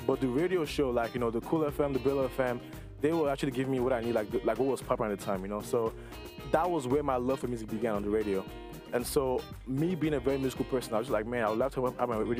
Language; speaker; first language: English; non-native, local second language; Igbo